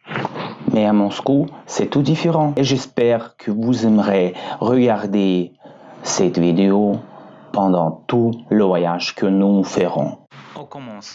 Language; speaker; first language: French; non-native, fluent; Russian